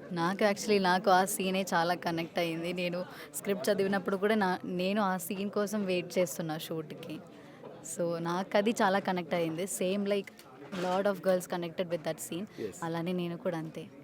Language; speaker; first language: Telugu; non-native, learner; Malayalam